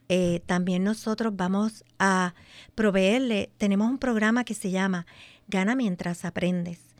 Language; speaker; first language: Spanish; native; Spanish